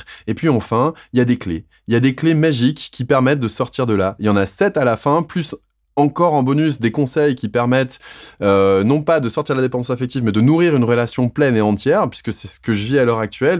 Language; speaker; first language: French; native; French